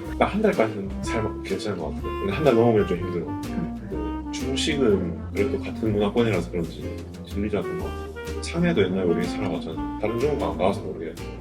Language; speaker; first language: Korean; native; Korean